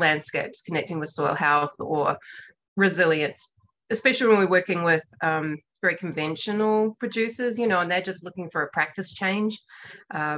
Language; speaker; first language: English; native; English